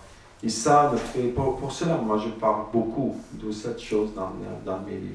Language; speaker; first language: French; non-native, learner; Arabic